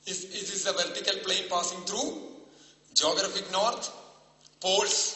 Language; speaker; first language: English; non-native, local second language; Malayalam